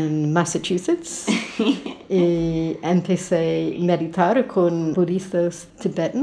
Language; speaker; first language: Spanish; non-native, fluent; English